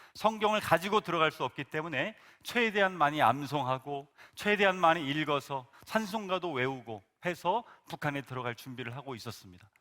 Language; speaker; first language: Korean; native; Korean